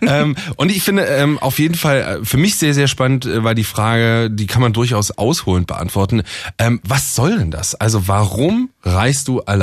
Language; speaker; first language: German; native; German